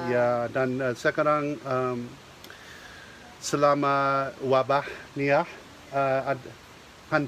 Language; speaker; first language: Indonesian; non-native, learner; English